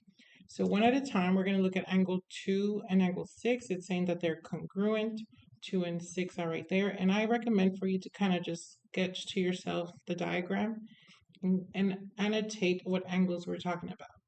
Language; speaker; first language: English; native; English